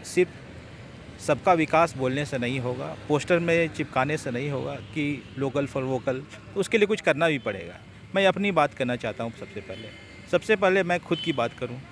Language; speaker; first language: Hindi; native; Hindi